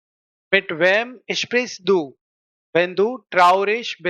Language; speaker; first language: German; non-native, fluent; Hindi